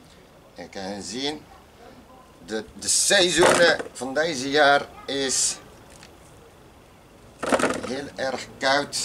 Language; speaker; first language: Dutch; non-native, learner; Arabic